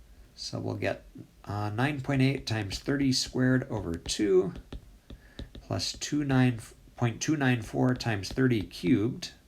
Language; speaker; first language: English; native; English